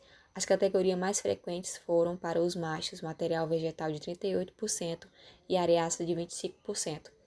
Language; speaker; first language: Portuguese; native; Portuguese